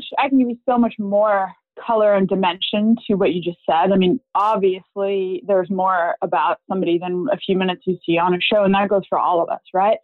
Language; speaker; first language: English; non-native, fluent; German